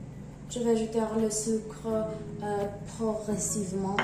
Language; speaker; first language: French; non-native, learner; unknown